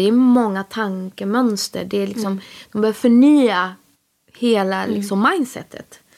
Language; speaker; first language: Swedish; early bilingual, other home language; Spanish